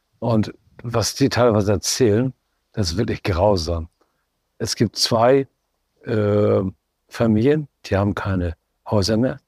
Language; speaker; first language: German; native; German